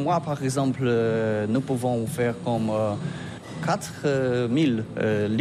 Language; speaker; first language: French; non-native, learner; Polish